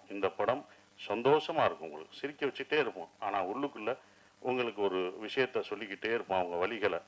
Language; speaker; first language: Tamil; native; Tamil